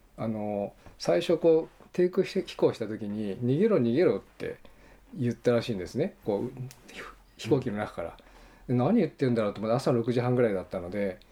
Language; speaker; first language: Japanese; native; Japanese